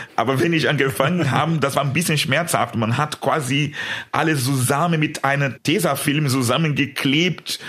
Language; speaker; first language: German; non-native, fluent; Portuguese